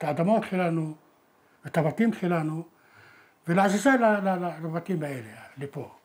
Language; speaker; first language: Hebrew; non-native, local second language; Arabic